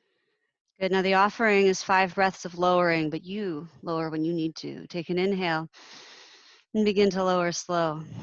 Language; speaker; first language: English; native; English